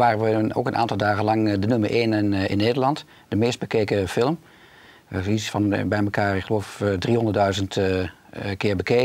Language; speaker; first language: Dutch; native; Dutch